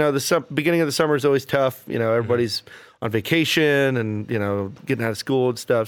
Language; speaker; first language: English; native; English